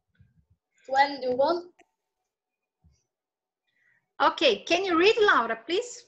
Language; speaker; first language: English; non-native, fluent; Portuguese